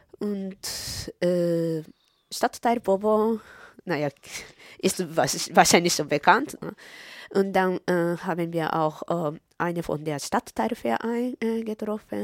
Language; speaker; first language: German; non-native, fluent; Japanese